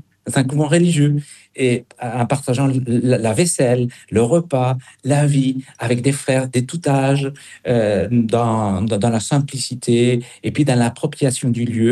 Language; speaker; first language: French; non-native, fluent; Spanish